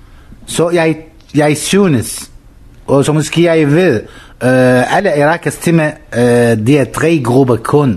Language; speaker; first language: Danish; non-native, learner; Arabic